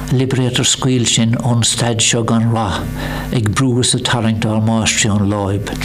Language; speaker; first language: Irish; non-native, local second language; English